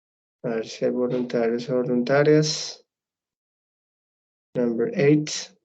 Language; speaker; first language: Spanish; native; Spanish